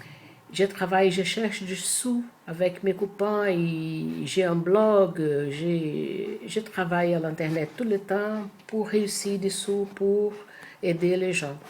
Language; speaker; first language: French; non-native, fluent; Portuguese